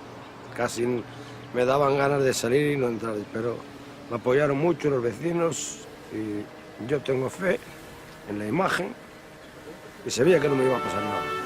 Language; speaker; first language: Spanish; non-native, local second language; Galician